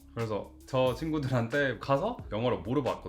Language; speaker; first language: Korean; non-native, fluent; English